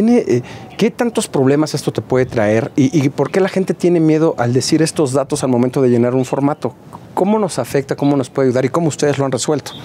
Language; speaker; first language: Spanish; native; Spanish